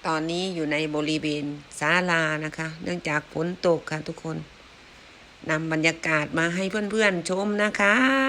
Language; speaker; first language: Thai; non-native, local second language; Northeastern Thai